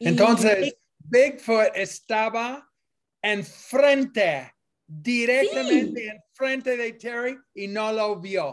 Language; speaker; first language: Spanish; non-native, fluent; English